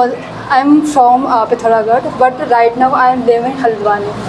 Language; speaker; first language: English; non-native, learner; Hindi